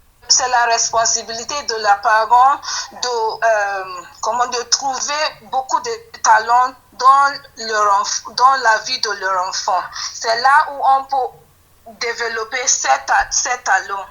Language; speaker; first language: French; non-native, fluent; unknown